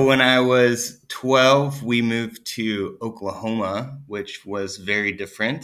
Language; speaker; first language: English; native; English